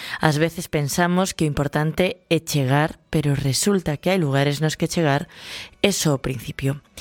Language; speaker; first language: Galician; native; Galician